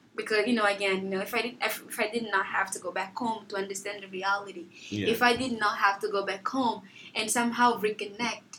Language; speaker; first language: English; non-native, fluent; Portuguese